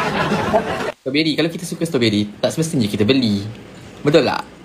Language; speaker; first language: Malay; native; Malay